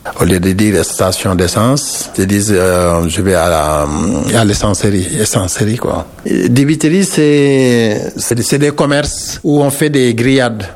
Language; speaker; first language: French; non-native, local second language; Wolof